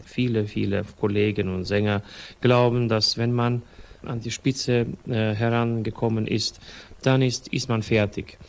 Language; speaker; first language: German; non-native, fluent; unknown